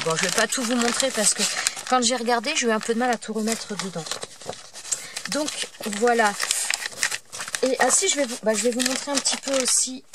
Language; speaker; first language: French; native; French